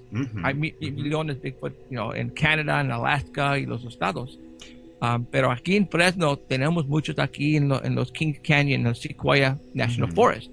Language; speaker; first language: Spanish; early bilingual, heritage; Spanish